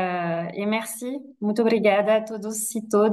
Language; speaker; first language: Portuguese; non-native, fluent; French